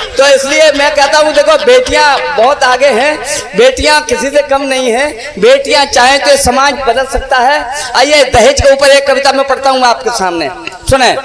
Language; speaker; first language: Hindi; native; Hindi